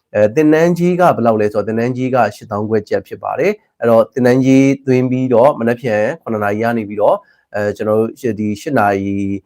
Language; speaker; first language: Burmese; native; Burmese